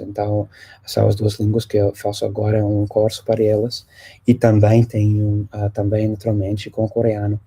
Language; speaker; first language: Portuguese; non-native, fluent; English